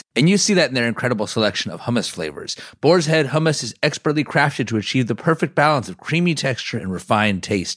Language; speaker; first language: English; native; English